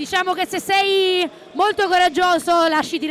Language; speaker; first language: Italian; native; Italian